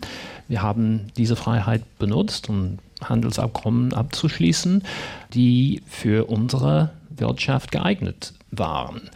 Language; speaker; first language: German; non-native, fluent; English